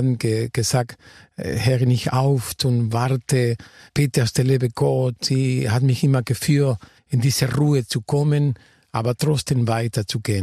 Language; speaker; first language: German; non-native, fluent; Spanish